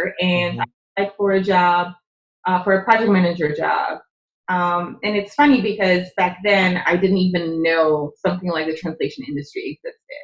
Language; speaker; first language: English; non-native, fluent; Czech